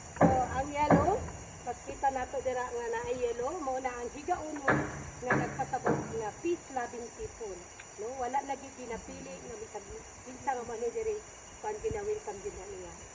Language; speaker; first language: Cebuano; non-native, local second language; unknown